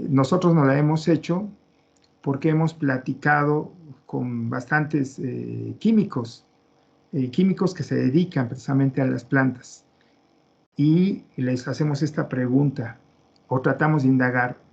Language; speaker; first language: Spanish; native; Spanish